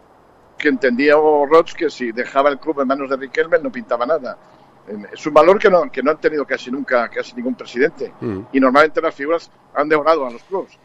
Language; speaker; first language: Spanish; native; Spanish